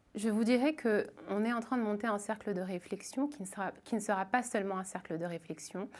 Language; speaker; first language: French; native; French